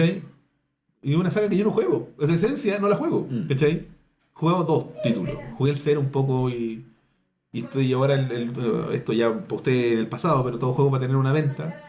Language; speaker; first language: Spanish; native; Spanish